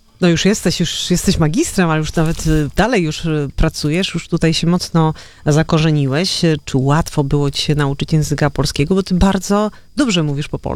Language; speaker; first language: Polish; native; Polish